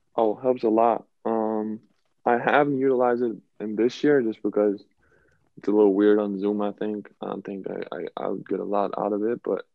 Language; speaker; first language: English; non-native, fluent; German